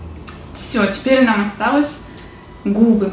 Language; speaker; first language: Russian; native; Russian